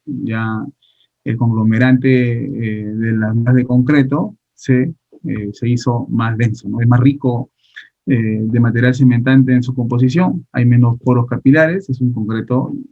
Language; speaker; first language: Spanish; native; Spanish